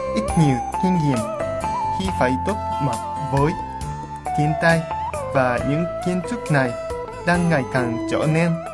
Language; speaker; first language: Vietnamese; non-native, learner; Japanese